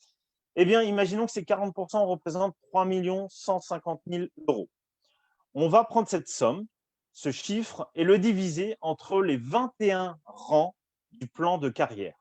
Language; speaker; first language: French; native; French